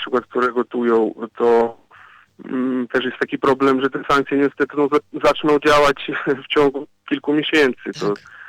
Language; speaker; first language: Polish; non-native, fluent; Ukrainian